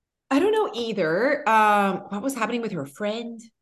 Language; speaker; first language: English; early bilingual, other home language; French